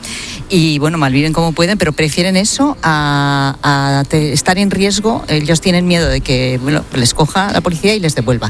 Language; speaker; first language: Spanish; native; Spanish